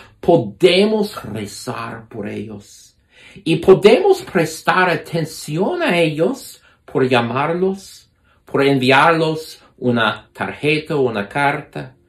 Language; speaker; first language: Spanish; non-native, fluent; English